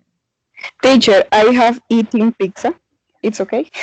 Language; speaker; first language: English; non-native, learner; Spanish